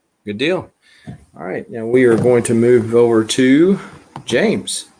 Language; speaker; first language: English; native; English